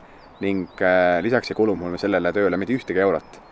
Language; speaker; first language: Estonian; native; Estonian